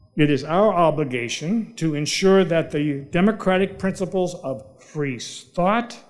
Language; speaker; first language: English; native; English